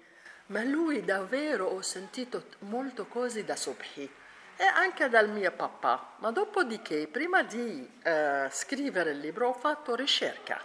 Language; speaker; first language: Italian; non-native, learner; Arabic